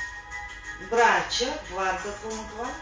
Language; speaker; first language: Italian; non-native, learner; Russian